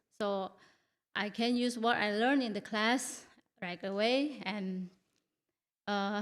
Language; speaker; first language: English; non-native, learner; Indonesian